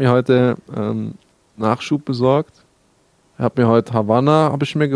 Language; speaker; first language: German; native; German